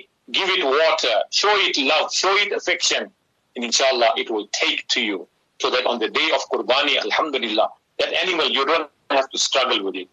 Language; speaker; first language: English; native; English